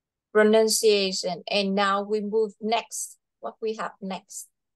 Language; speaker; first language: English; non-native, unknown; Vietnamese